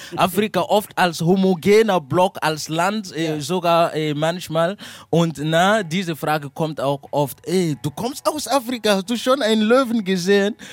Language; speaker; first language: German; non-native, fluent; Mossi